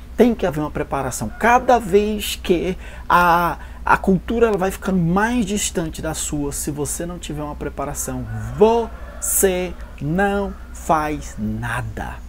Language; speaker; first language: Portuguese; native; Portuguese